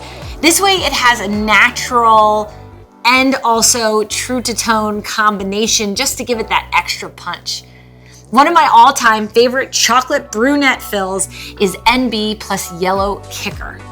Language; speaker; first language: English; native; English